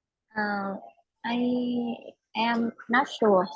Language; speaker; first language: English; non-native, learner; Vietnamese